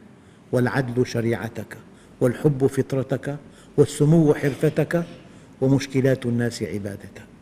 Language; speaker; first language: Arabic; native; Arabic